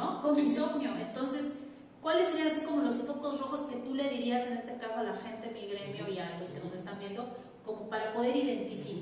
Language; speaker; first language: Spanish; native; Spanish